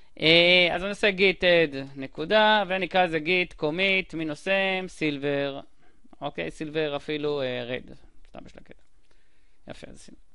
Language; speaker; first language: Hebrew; native; Hebrew